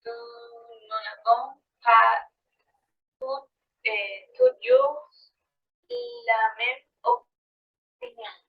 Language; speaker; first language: French; non-native, learner; Spanish